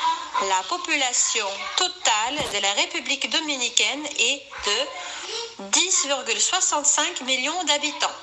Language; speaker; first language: French; non-native, learner; Swedish